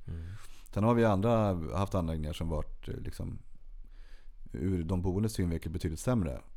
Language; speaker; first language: Swedish; native; Swedish